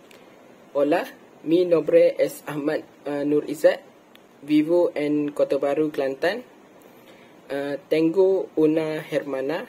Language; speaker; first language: Spanish; non-native, learner; Malay